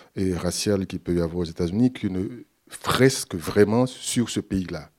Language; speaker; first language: French; native; French